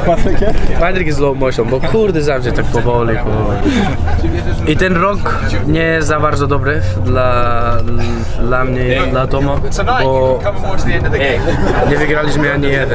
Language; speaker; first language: Polish; non-native, learner; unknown